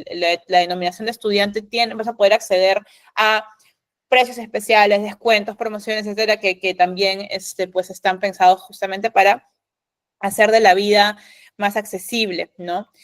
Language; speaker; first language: Spanish; native; Spanish